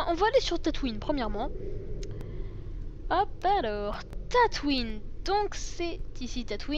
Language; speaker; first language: French; native; French